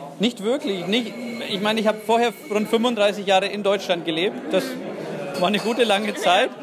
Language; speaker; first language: German; native; German